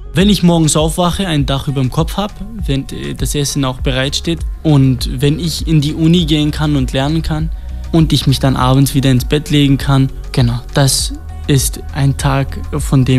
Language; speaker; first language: German; non-native, fluent; Kurdish